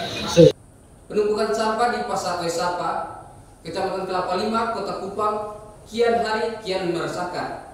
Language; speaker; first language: Indonesian; native; Indonesian